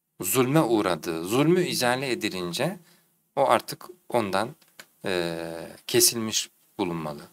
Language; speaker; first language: Turkish; native; Turkish